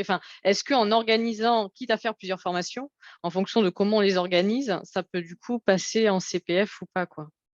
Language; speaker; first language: French; native; French